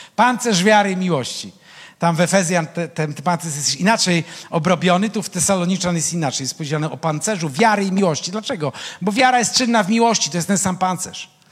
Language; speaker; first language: Polish; native; Polish